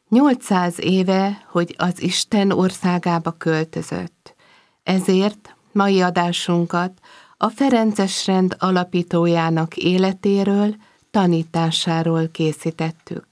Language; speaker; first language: Hungarian; native; Hungarian